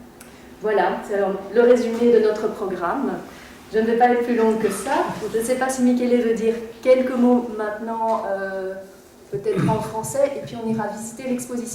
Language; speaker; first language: French; native; French